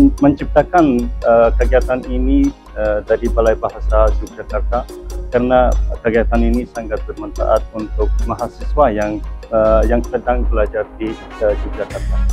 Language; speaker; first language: Indonesian; non-native, learner; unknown